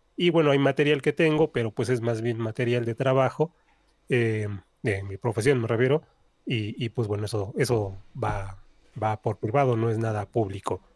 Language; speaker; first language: Spanish; native; Spanish